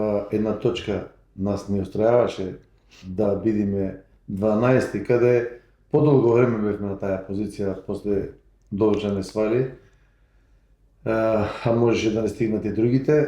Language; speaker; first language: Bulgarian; non-native, learner; Macedonian